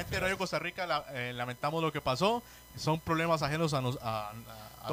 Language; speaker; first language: Spanish; native; Spanish